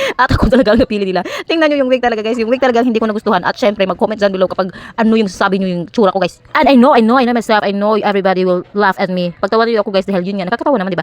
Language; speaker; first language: Filipino; non-native, local second language; Cebuano